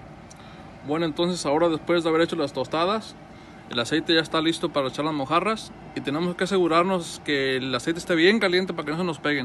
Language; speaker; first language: Spanish; native; Spanish